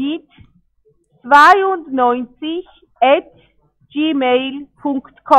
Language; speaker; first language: German; non-native, fluent; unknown